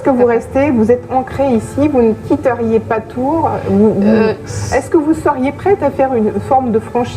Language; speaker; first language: French; native; French